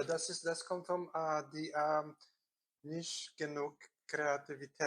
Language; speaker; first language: German; non-native, learner; Korean